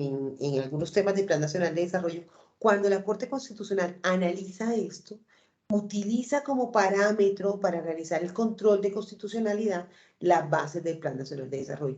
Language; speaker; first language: Spanish; native; Spanish